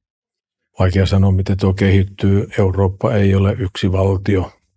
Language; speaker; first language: Finnish; native; Finnish